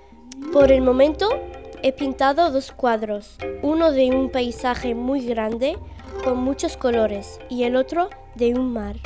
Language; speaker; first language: Spanish; non-native, local second language; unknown